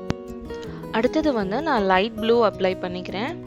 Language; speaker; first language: Tamil; native; Tamil